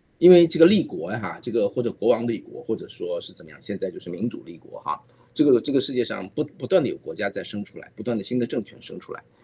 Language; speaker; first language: Chinese; native; Chinese